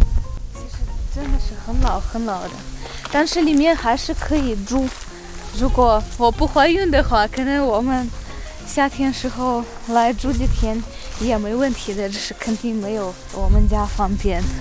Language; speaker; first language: Chinese; non-native, fluent; Russian